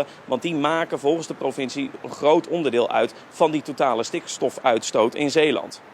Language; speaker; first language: Dutch; native; Dutch